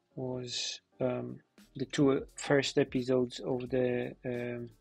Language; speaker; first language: English; non-native, fluent; Polish